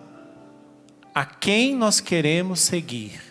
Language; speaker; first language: Portuguese; native; Portuguese